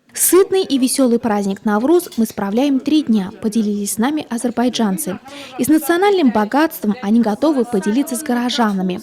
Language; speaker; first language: Russian; native; Russian